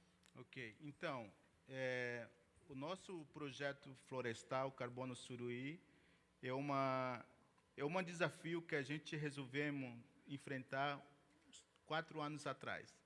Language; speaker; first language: Portuguese; non-native, local second language; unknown